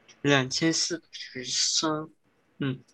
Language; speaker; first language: Chinese; early bilingual, heritage; Chinese